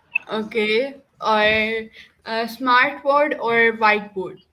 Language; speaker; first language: English; non-native, local second language; Urdu